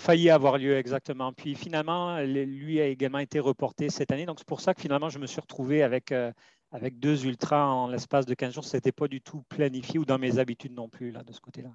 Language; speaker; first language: French; native; French